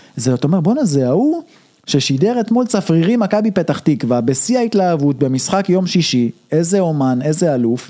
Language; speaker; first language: Hebrew; native; Hebrew